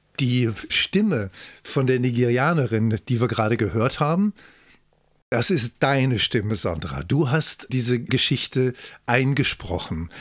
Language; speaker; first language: German; native; German